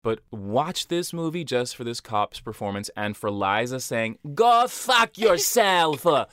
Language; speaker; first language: English; early bilingual, other home language; Portuguese